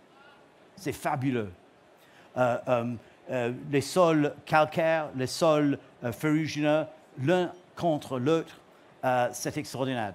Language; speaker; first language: French; non-native, learner; English